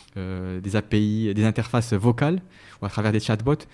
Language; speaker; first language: French; non-native, local second language; Arabic